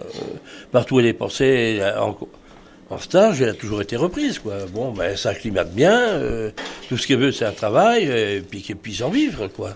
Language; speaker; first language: French; native; French